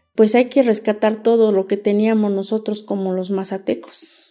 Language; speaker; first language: Spanish; non-native, local second language; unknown